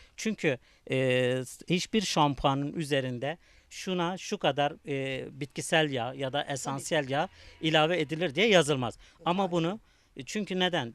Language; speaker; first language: Turkish; native; Turkish